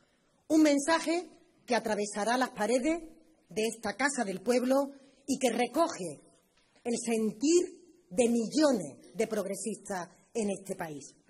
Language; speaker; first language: Spanish; native; Spanish